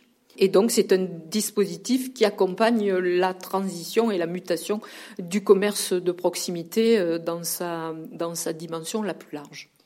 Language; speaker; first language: French; native; French